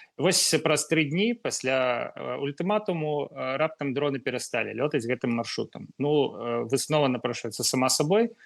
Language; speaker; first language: Belarusian; non-native, local second language; Russian